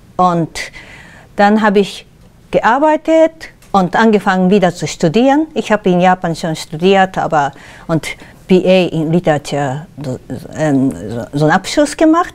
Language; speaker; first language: German; non-native, fluent; Japanese